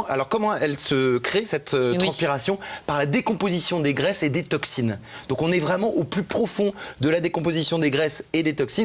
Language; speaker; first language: French; native; French